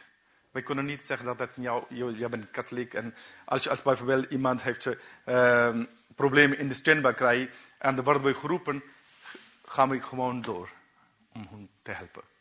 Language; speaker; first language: Dutch; non-native, learner; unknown